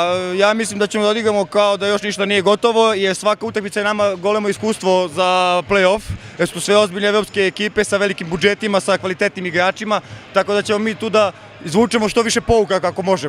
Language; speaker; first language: Serbian; native; Serbian